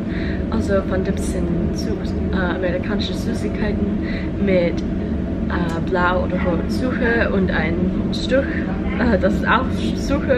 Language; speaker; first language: German; non-native, learner; English